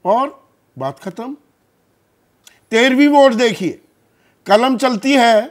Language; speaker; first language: Hindi; native; Hindi